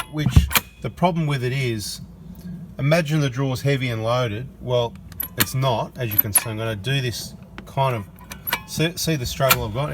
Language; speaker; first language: English; native; English